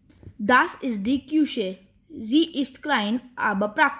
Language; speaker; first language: German; non-native, learner; Hindi